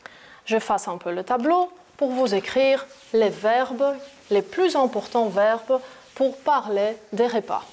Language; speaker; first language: French; non-native, fluent; Greek